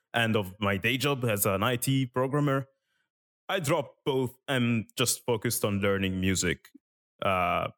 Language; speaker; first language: English; non-native, fluent; Italian